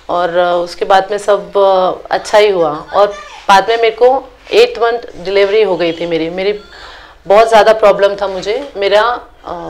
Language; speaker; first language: Hindi; non-native, local second language; Gujarati